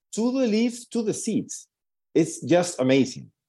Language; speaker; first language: English; non-native, fluent; Spanish